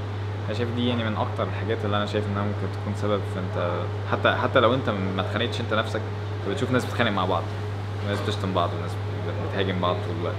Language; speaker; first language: Arabic; native; Arabic